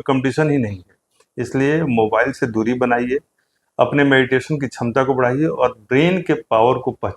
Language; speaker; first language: Hindi; native; Hindi